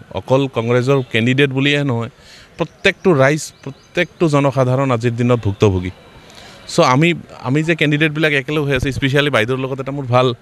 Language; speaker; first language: Assamese; non-native, local second language; Bangla